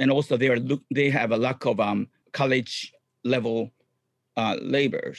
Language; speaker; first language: English; non-native, fluent; Japanese